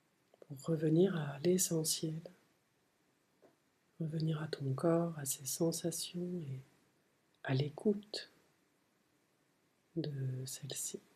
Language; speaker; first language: French; native; French